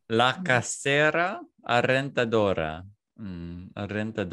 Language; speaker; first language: Spanish; non-native, learner; English